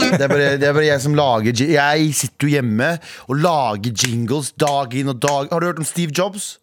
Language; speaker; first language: Norwegian; early bilingual, other home language; Kurdish